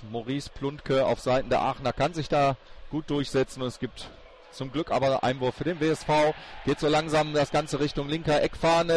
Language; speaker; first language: German; native; German